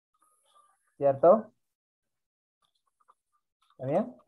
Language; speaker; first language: Spanish; native; Spanish